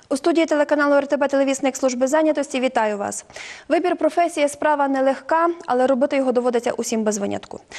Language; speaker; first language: Ukrainian; native; Ukrainian